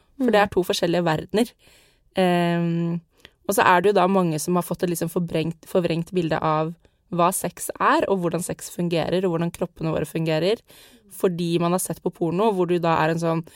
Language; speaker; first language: Norwegian; native; Norwegian